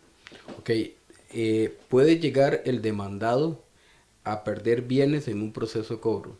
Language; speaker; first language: Spanish; native; Spanish